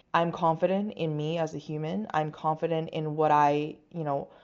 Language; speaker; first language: English; non-native, fluent; Chinese